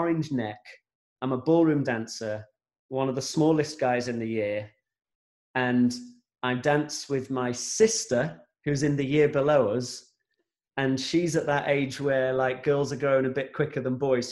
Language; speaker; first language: English; native; English